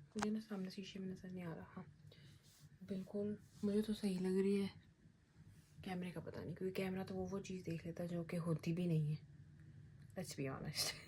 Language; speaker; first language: Urdu; non-native, local second language; Punjabi